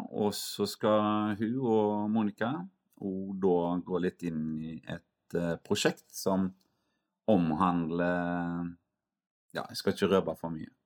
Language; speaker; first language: Norwegian; native; Norwegian